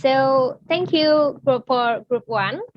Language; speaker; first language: English; non-native, learner; Indonesian